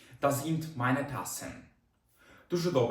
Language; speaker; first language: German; non-native, fluent; Ukrainian